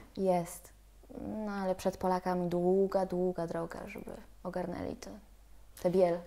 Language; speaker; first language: Polish; native; Polish